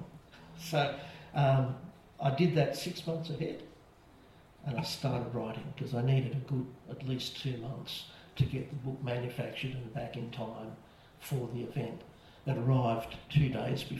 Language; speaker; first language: English; native; English